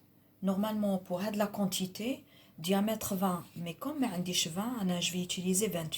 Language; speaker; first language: French; non-native, local second language; Arabic